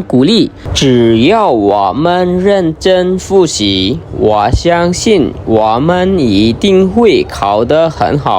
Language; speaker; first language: Chinese; non-native, fluent; Khmer